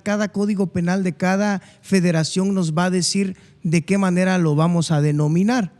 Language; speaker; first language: Spanish; native; Spanish